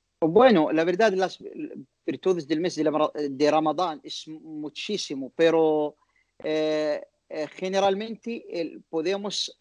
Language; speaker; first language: Spanish; non-native, learner; Arabic